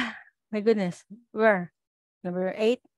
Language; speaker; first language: English; non-native, local second language; Filipino